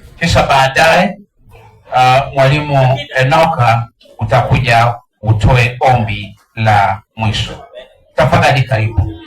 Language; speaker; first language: Swahili; non-native, local second language; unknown